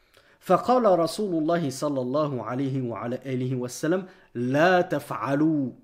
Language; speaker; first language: Arabic; non-native, fluent; French